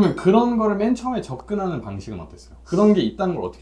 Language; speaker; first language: Korean; native; Korean